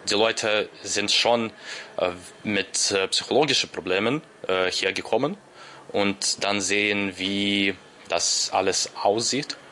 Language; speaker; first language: German; non-native, learner; Ukrainian